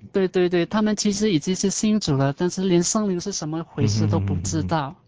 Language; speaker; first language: Chinese; non-native, local second language; Hakka Chinese